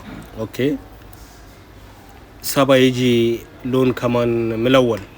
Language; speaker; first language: Arabic; non-native, learner; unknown